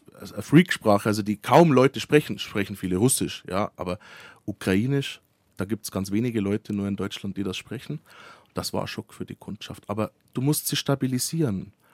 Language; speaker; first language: German; early bilingual, other home language; Slovak